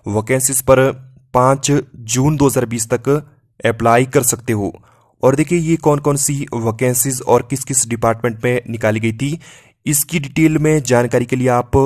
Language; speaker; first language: Hindi; native; Hindi